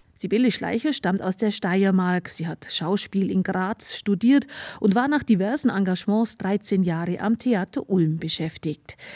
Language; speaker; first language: German; native; German